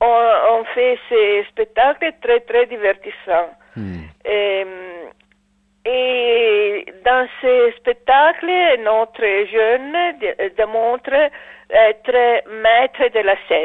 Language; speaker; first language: French; non-native, learner; Italian